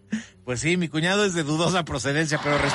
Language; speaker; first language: Spanish; native; Spanish